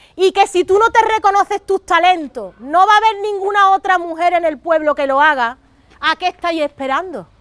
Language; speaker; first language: Spanish; native; Spanish